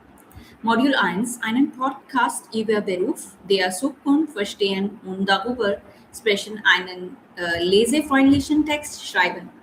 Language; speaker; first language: German; non-native, learner; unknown